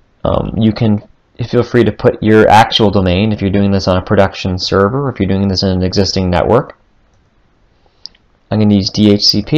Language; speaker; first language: English; native; English